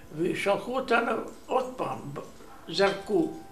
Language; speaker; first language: Hebrew; non-native, learner; Romanian